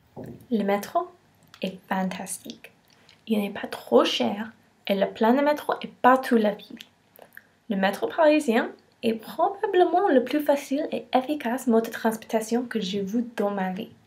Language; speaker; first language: French; non-native, learner; English